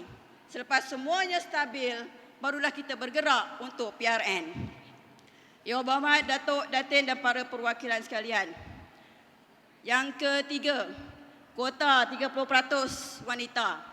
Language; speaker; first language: Malay; native; Malay